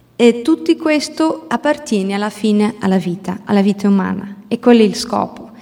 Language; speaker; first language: Italian; non-native, fluent; Portuguese